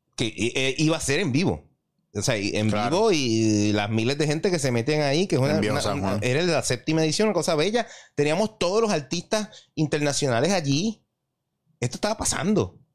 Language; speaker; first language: Spanish; native; Spanish